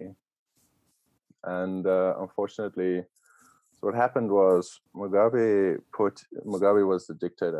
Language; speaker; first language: English; native; English